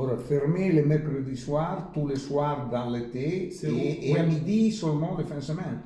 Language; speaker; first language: French; non-native, learner; Italian